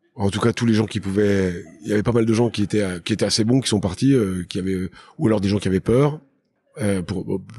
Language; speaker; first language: French; native; French